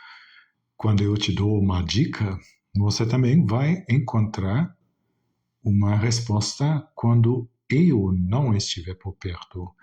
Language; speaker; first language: Portuguese; non-native, fluent; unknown